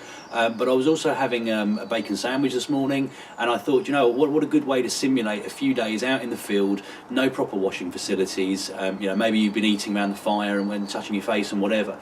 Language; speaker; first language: English; native; English